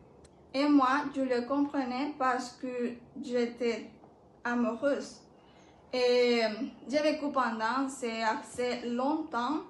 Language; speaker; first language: French; non-native, learner; Spanish